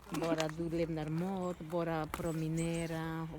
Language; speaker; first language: Swedish; non-native, learner; Thai